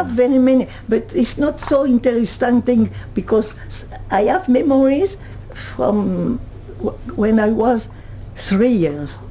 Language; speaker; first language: English; non-native, learner; French